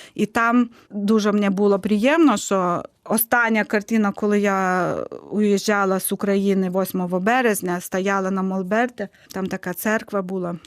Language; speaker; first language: Ukrainian; non-native, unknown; Lithuanian